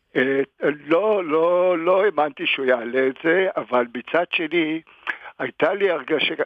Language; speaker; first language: Hebrew; native; Hebrew